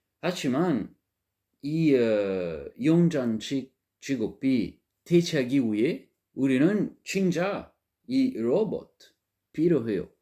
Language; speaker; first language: Korean; non-native, learner; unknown